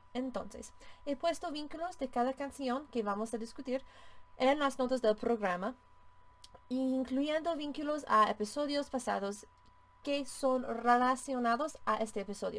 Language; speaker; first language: Spanish; non-native, fluent; English